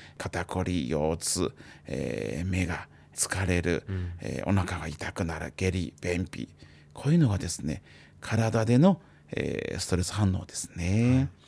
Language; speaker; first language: Japanese; non-native, fluent; Chinese